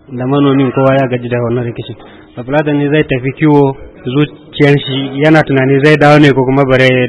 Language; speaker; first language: Hausa; non-native, local second language; Fula